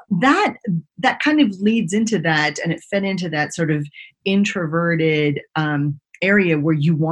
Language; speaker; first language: English; native; English